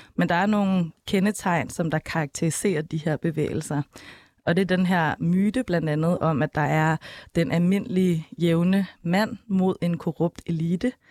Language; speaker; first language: Danish; native; Danish